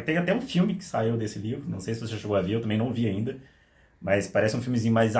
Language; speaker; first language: Portuguese; native; Portuguese